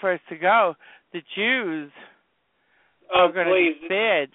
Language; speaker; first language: English; native; English